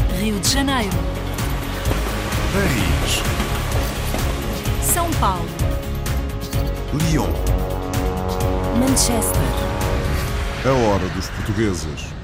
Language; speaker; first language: Portuguese; native; Portuguese